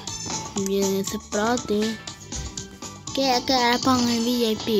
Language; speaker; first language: Spanish; native; Spanish